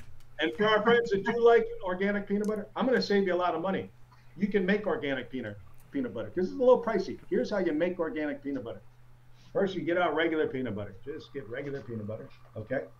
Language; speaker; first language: English; native; English